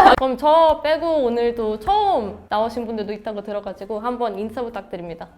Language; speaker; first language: Korean; non-native, fluent; German